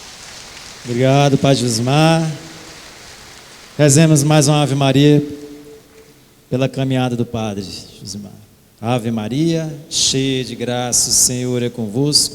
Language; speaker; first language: Portuguese; native; Portuguese